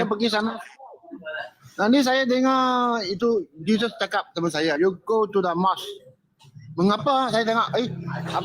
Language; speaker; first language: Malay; non-native, local second language; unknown